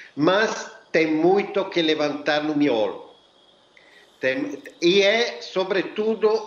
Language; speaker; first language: Portuguese; non-native, fluent; Italian